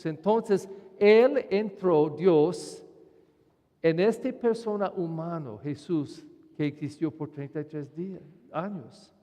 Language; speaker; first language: Spanish; non-native, fluent; English